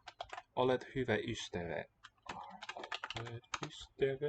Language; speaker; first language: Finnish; non-native, learner; English